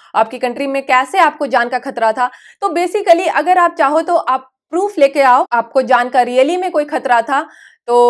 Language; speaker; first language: Hindi; native; Hindi